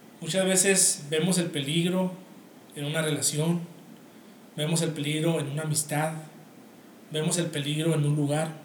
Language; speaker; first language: Spanish; native; Spanish